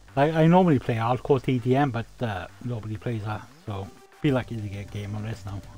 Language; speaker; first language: English; native; English